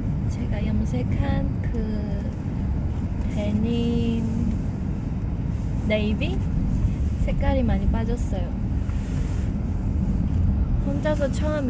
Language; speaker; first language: Korean; non-native, fluent; Chinese